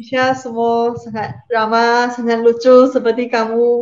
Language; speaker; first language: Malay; non-native, local second language; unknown